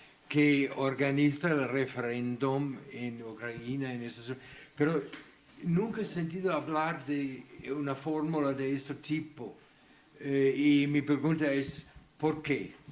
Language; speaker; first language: Spanish; non-native, local second language; Catalan